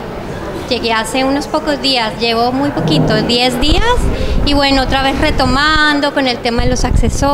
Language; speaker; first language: Spanish; native; Spanish